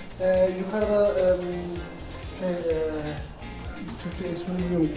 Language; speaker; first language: Turkish; early bilingual, heritage; Turkish